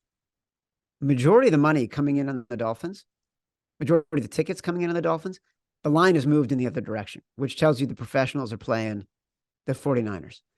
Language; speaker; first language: English; native; English